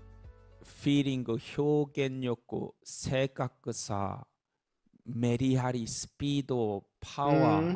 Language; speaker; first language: Japanese; non-native, learner; Korean